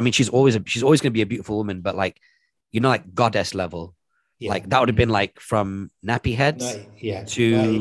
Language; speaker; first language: English; native; English